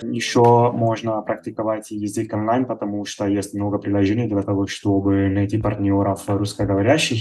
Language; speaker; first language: Russian; non-native, fluent; Italian